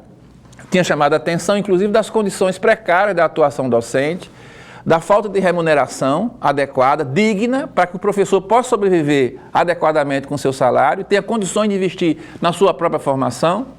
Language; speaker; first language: Portuguese; native; Portuguese